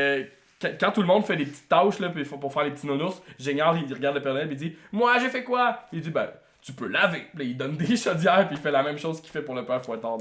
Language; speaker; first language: French; native; French